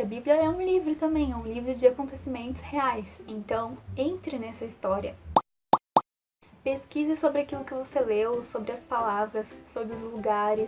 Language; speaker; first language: Portuguese; native; Portuguese